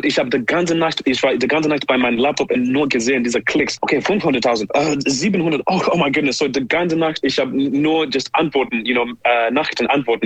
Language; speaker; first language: German; non-native, learner; English